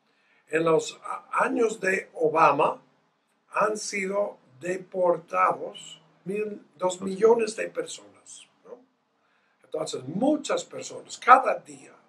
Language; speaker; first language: Spanish; non-native, fluent; English